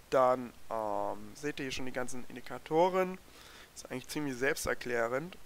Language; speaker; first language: German; native; German